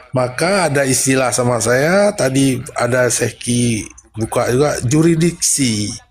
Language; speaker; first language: Malay; non-native, local second language; Achinese